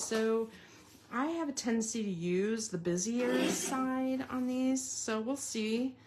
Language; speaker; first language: English; native; English